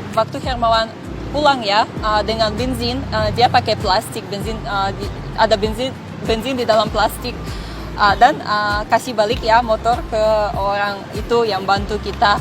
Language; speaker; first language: Indonesian; non-native, fluent; Russian